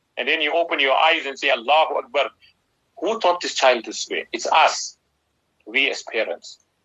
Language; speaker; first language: English; native; English